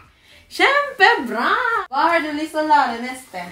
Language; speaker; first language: Norwegian; non-native, learner; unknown